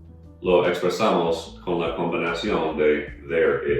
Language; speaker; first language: Spanish; non-native, fluent; English